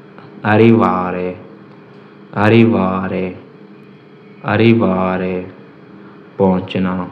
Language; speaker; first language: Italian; non-native, learner; Urdu